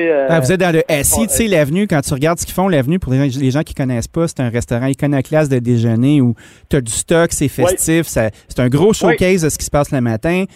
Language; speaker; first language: French; native; French